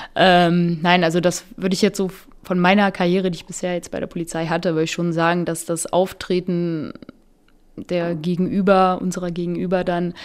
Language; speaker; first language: German; native; German